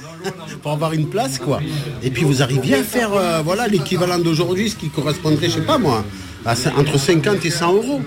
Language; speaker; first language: French; early bilingual, other home language; Arabic